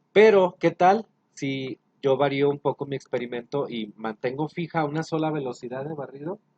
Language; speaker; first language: Spanish; native; Spanish